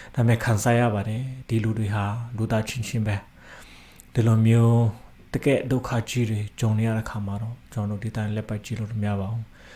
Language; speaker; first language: Burmese; non-native, local second language; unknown